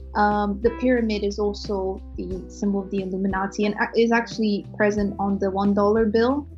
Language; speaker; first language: English; non-native, fluent; Romanian